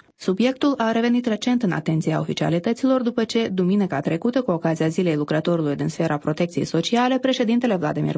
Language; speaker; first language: Romanian; native; Romanian